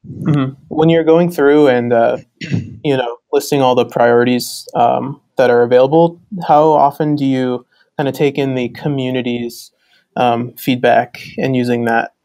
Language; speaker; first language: English; native; English